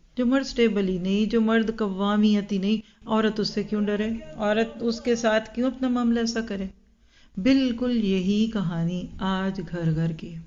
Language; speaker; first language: Urdu; native; Urdu